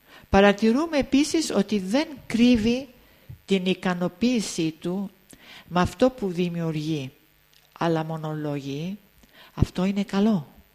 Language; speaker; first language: Greek; early bilingual, heritage; Greek